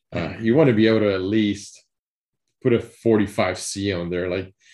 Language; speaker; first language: English; early bilingual, other home language; Spanish